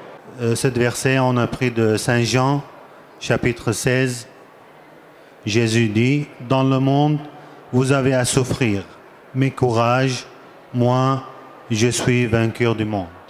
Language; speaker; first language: French; non-native, learner; Armenian